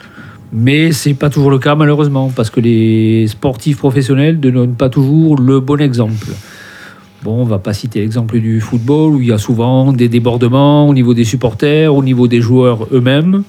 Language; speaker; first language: French; native; French